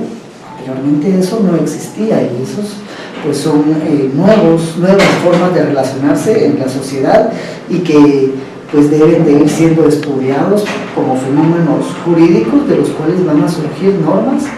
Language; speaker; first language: Spanish; native; Spanish